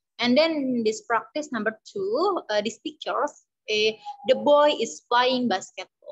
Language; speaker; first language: English; non-native, learner; Indonesian